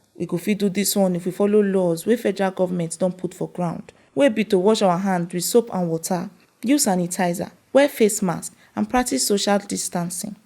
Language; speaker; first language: Nigerian Pidgin; native; Nigerian Pidgin